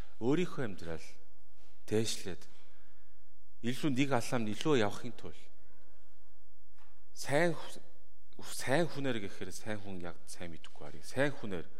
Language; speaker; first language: Mongolian; non-native, fluent; Korean